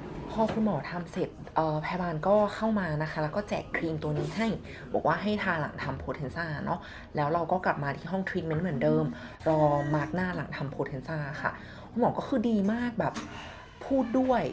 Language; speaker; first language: Thai; native; Thai